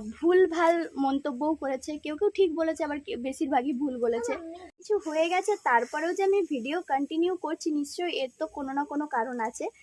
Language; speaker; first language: Bangla; non-native, local second language; Santali